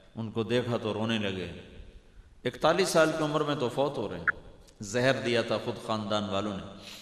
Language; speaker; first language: Urdu; non-native, local second language; Punjabi